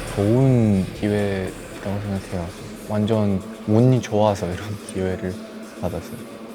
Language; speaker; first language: Korean; non-native, learner; English